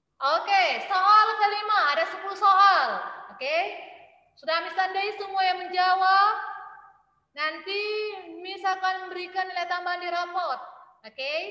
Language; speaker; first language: Indonesian; native; Indonesian